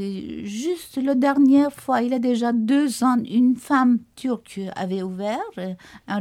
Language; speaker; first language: French; non-native, fluent; Turkish